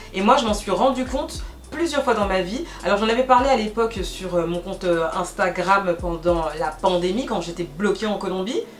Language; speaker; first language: French; native; French